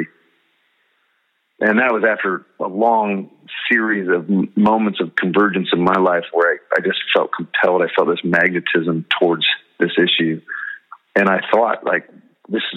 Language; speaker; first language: English; native; English